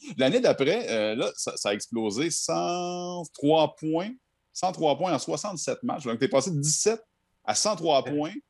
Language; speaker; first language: French; native; French